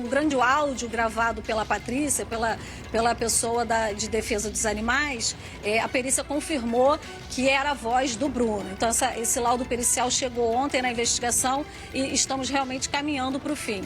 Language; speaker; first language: Portuguese; native; Portuguese